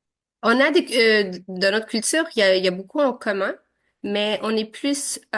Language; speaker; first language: French; early bilingual, other home language; Arabic